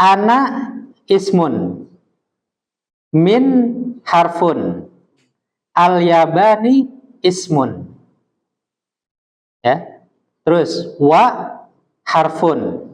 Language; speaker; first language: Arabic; non-native, fluent; Indonesian